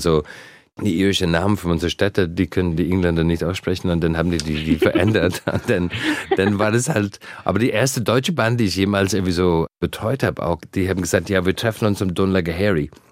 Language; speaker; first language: German; non-native, fluent; English